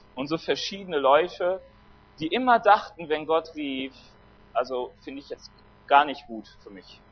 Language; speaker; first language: German; native; German